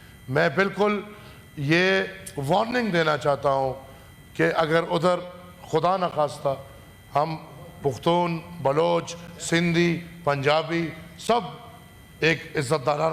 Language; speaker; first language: Urdu; non-native, local second language; Pashto